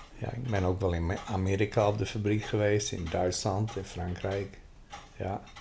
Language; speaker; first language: Dutch; non-native, local second language; Western Frisian